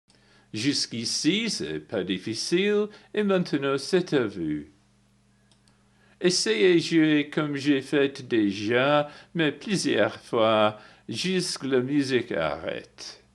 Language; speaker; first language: French; non-native, learner; English